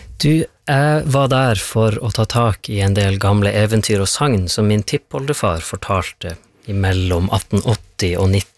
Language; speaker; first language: Norwegian; native; Norwegian